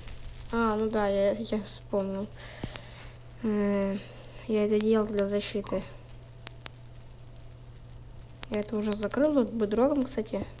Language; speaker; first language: Russian; native; Russian